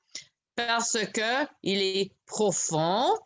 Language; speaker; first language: French; non-native, local second language; English